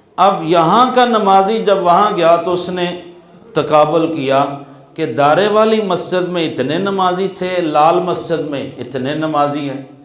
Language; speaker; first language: Urdu; non-native, local second language; Punjabi